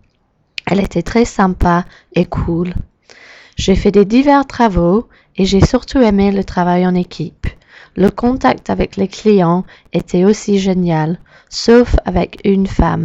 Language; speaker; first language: French; non-native, learner; English